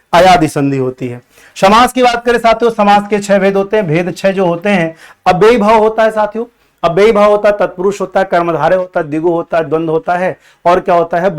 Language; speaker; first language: Hindi; native; Hindi